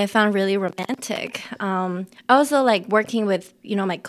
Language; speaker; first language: English; non-native, fluent; Chinese